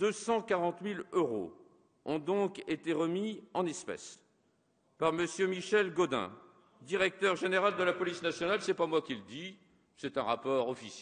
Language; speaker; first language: French; native; French